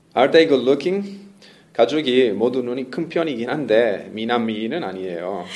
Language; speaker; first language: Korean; non-native, learner; Italian